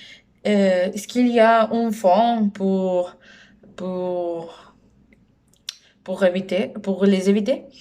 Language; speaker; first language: French; non-native, learner; Spanish